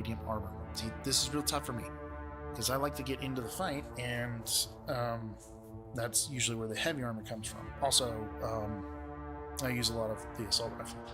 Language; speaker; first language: English; native; English